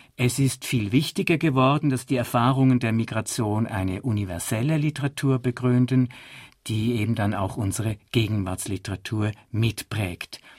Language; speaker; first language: German; native; German